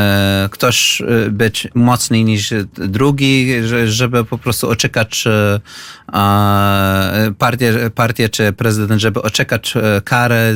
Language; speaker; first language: Polish; non-native, fluent; Arabic